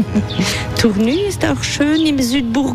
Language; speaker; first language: German; non-native, fluent; French